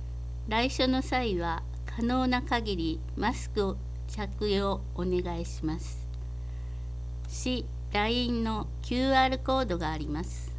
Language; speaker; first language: Japanese; native; Japanese